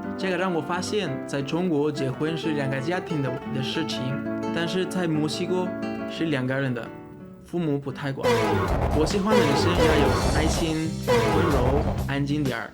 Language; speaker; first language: Chinese; non-native, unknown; Spanish